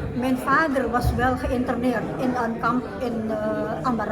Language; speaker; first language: Dutch; early bilingual, heritage; Indonesian